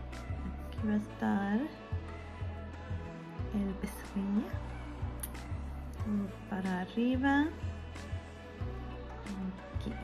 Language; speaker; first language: Spanish; early bilingual, heritage; Spanish